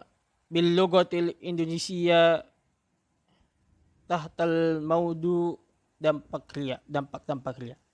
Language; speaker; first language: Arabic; non-native, learner; Indonesian